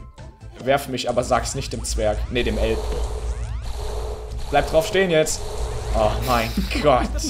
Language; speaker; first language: German; native; German